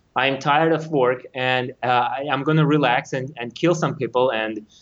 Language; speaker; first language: English; non-native, fluent; Russian